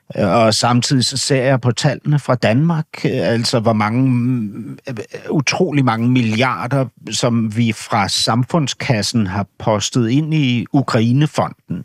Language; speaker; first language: Danish; native; Danish